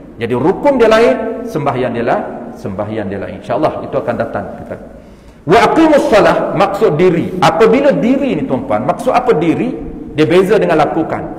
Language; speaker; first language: Malay; native; Malay